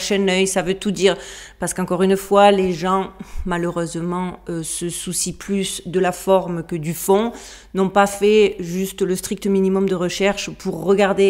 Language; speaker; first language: French; native; French